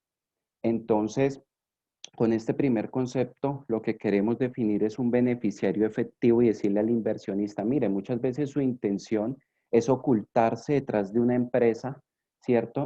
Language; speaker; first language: Spanish; native; Spanish